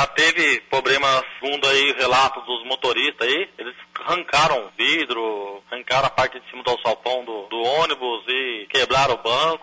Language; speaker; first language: Portuguese; native; Portuguese